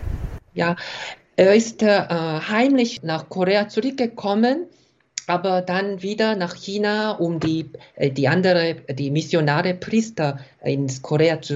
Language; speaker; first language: German; non-native, fluent; Korean